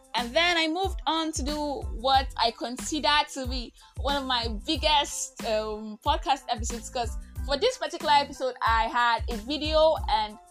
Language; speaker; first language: English; non-native, local second language; Igbo